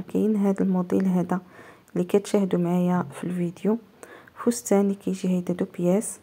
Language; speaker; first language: Arabic; native; Arabic